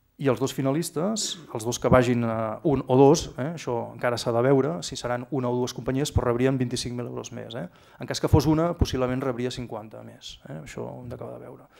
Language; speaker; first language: Catalan; native; Catalan